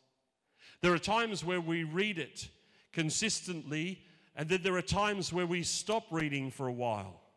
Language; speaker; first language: English; native; English